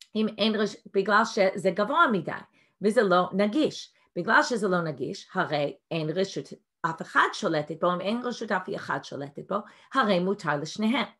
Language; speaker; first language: Hebrew; non-native, fluent; English